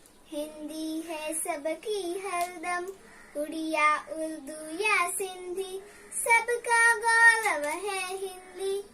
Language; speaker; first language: Hindi; non-native, local second language; Marathi